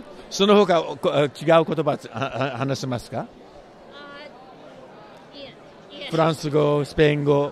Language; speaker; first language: Japanese; early bilingual, heritage; English